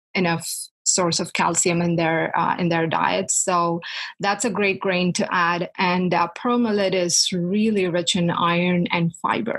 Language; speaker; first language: English; non-native, local second language; Tamil